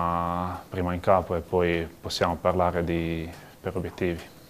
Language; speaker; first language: Italian; non-native, learner; Croatian